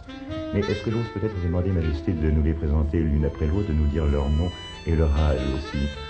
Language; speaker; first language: French; native; French